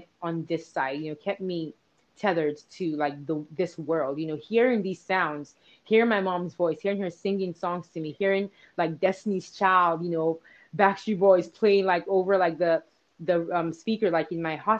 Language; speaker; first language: English; non-native, local second language; Igbo